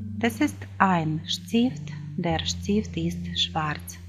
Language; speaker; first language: German; non-native, fluent; Ukrainian